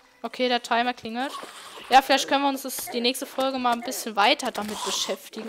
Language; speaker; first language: German; native; German